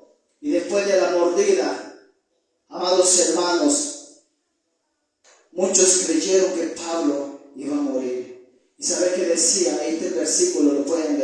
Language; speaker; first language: Spanish; native; Spanish